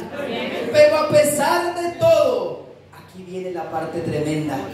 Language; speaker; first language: Spanish; native; Spanish